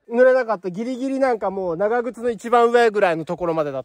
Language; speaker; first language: Japanese; native; Japanese